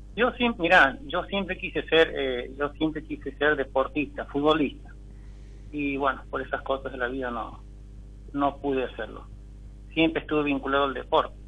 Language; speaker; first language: Spanish; native; Spanish